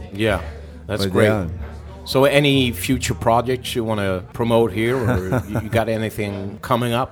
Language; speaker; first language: English; non-native, fluent; Swedish